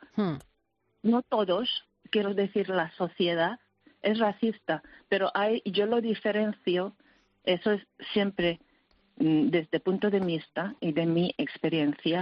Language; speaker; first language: Spanish; early bilingual, heritage; Spanish